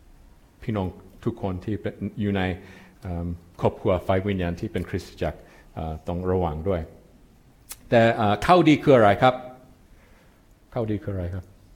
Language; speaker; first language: Thai; non-native, fluent; English